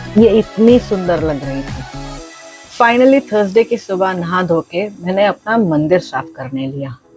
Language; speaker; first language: Hindi; non-native, local second language; Marathi